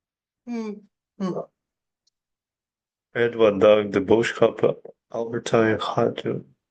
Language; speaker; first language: Dutch; non-native, learner; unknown